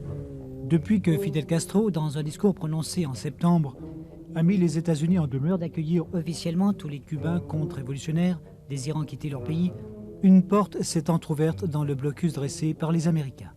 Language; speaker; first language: French; native; French